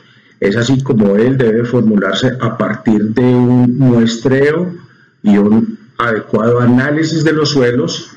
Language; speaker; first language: Spanish; native; Spanish